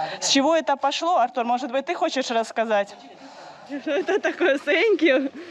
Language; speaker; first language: Russian; native; Russian